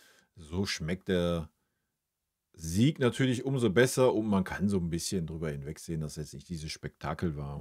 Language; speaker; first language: German; native; German